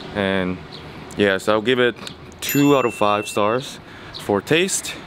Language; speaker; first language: English; non-native, fluent; Korean